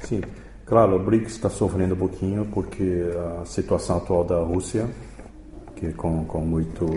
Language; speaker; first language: Portuguese; early bilingual, other home language; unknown